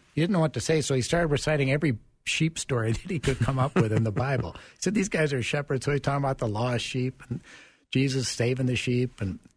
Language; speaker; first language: English; early bilingual, other home language; German